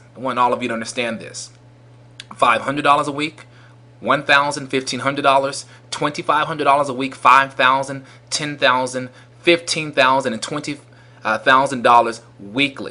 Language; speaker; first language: English; native; English